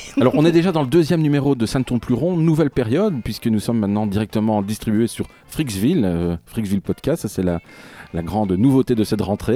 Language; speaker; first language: French; native; French